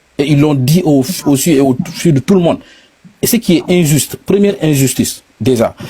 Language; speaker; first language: French; non-native, local second language; Wolof